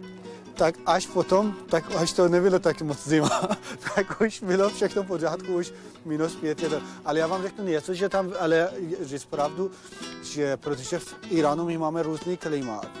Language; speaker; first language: Czech; non-native, fluent; Persian